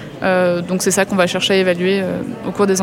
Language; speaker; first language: French; native; French